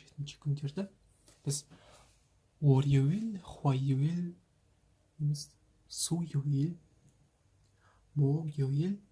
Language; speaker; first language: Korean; non-native, fluent; Kazakh